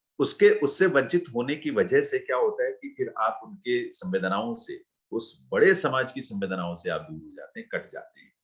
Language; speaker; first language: Hindi; native; Hindi